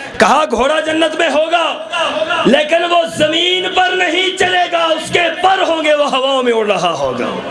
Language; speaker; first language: Urdu; non-native, local second language; Pahari-Potwari